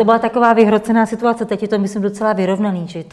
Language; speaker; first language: Czech; native; Czech